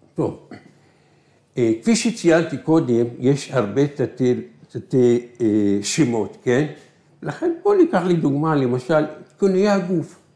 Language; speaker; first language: Hebrew; non-native, local second language; Arabic